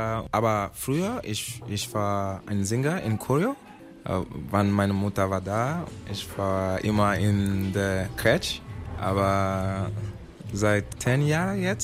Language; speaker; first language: German; non-native, learner; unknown